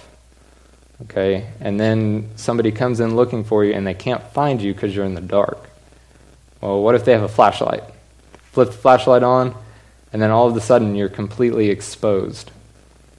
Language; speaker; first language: English; native; English